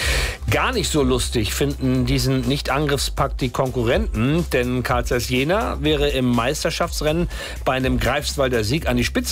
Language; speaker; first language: German; native; German